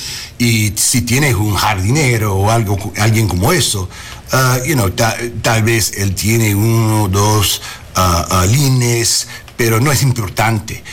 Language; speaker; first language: Spanish; early bilingual, heritage; Spanish